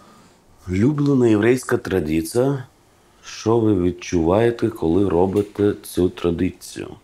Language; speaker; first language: Ukrainian; non-native, local second language; Russian